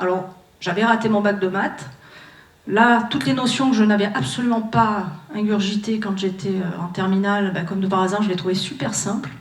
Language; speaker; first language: French; native; French